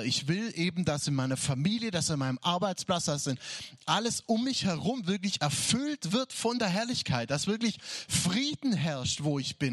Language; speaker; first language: German; native; German